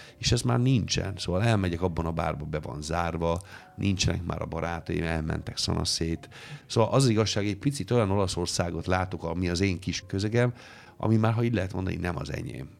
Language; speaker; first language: Hungarian; non-native, fluent; Italian